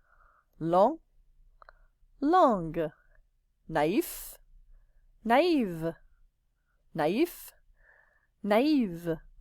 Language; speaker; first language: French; non-native, fluent; English